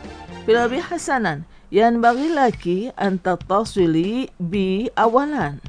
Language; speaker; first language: Arabic; non-native, fluent; Indonesian